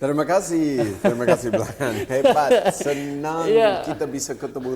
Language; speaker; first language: Indonesian; non-native, fluent; English